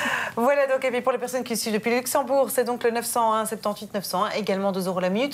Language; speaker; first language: French; native; French